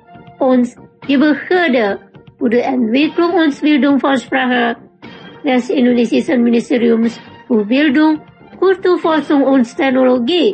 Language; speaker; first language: German; non-native, fluent; Indonesian